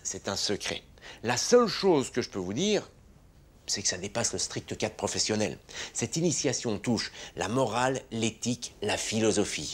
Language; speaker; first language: French; native; French